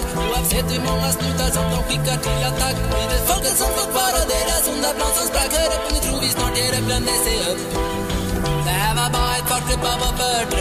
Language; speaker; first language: Swedish; native; Swedish